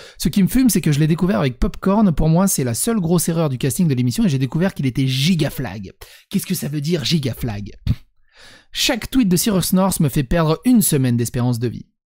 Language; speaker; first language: French; early bilingual, other home language; Serbian